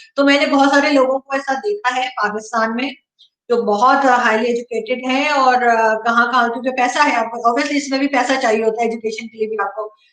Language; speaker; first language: Urdu; native; Urdu